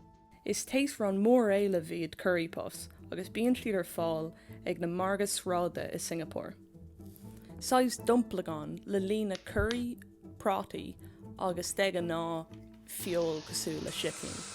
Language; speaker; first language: Irish; non-native, local second language; English